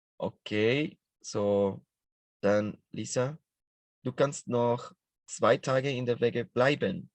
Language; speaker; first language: German; non-native, fluent; Spanish